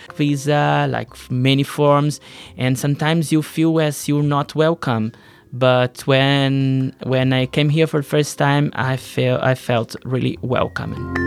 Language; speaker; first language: English; non-native, learner; Portuguese